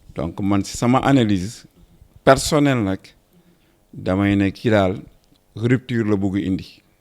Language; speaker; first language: Wolof; native; Wolof